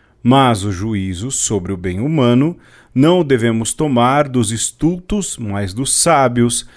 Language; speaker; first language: Portuguese; native; Portuguese